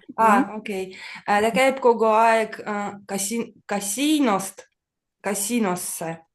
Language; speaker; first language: Estonian; non-native, learner; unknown